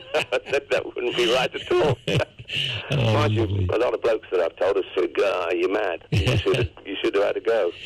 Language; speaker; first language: English; native; English